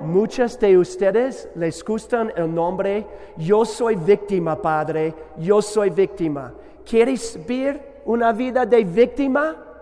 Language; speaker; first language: Spanish; non-native, learner; English